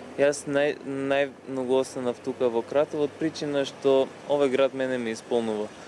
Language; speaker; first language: Macedonian; native; Macedonian